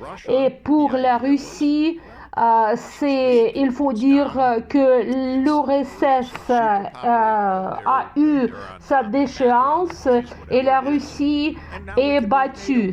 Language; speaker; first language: French; non-native, fluent; Russian